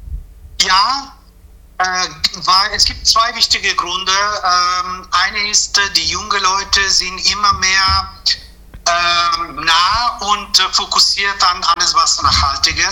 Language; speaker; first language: German; non-native, fluent; Italian